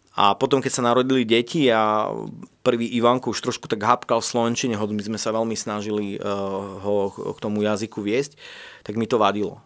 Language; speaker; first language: Slovak; native; Slovak